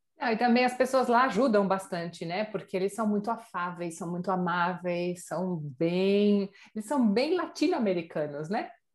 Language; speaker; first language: Portuguese; native; Portuguese